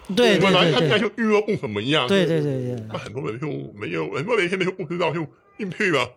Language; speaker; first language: Chinese; native; Chinese